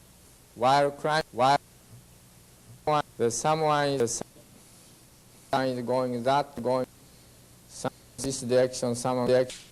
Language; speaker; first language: English; non-native, learner; Japanese